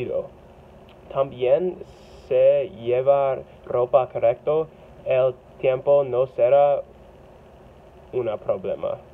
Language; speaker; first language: Spanish; non-native, learner; English